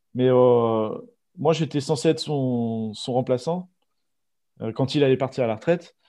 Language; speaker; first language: French; native; French